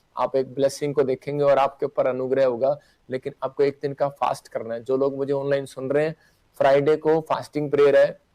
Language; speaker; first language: Hindi; non-native, local second language; Punjabi